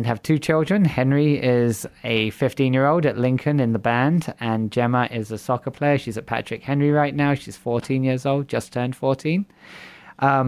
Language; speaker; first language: English; native; English